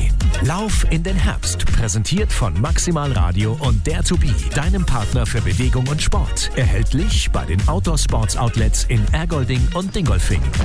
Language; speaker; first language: German; native; German